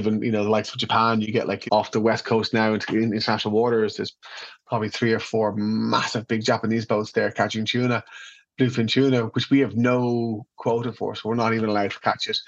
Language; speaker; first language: English; native; English